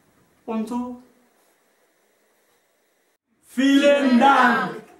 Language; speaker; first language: German; non-native, learner; Spanish